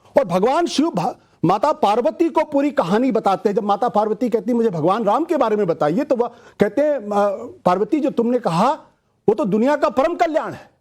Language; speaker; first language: Hindi; native; Hindi